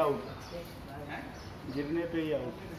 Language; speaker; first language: Hindi; native; Hindi